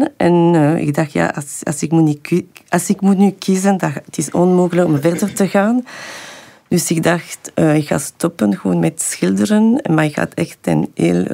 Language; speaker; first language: Dutch; non-native, fluent; French